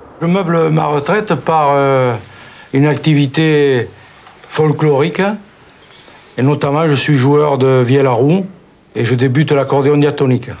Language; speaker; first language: French; native; French